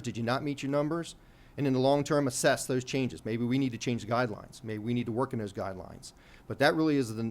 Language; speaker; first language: English; native; English